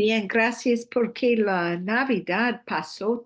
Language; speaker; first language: Spanish; non-native, learner; English